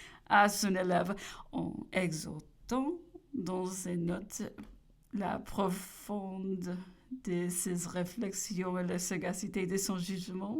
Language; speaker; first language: French; non-native, learner; English